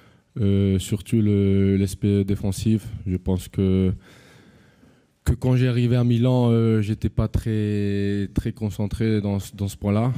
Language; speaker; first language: French; non-native, fluent; Spanish